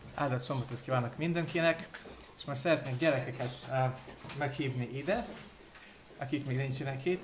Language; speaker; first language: Hungarian; non-native, learner; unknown